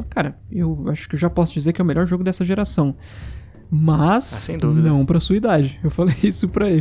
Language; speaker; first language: Portuguese; native; Portuguese